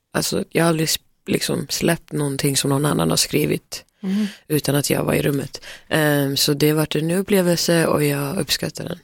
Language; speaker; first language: Swedish; early bilingual, other home language; Somali